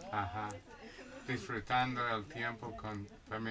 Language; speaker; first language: Spanish; non-native, learner; English